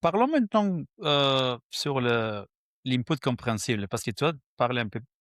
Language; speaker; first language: French; non-native, fluent; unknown